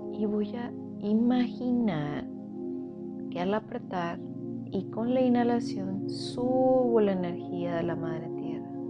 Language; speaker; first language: Spanish; native; Spanish